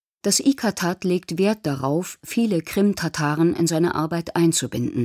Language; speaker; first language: German; native; German